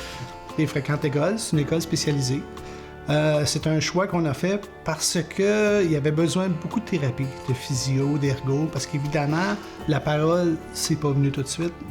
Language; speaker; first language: French; native; French